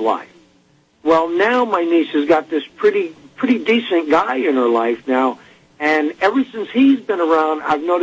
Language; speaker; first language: English; native; English